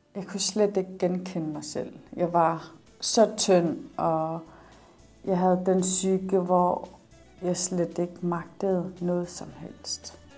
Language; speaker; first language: Danish; non-native, local second language; Kalaallisut